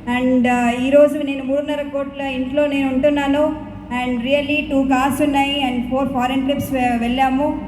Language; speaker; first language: Telugu; native; Telugu